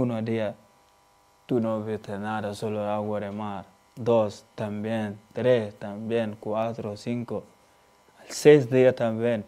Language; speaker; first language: Spanish; non-native, learner; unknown